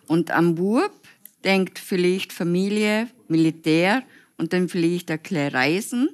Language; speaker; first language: German; non-native, fluent; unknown